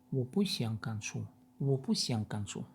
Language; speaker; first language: Chinese; non-native, learner; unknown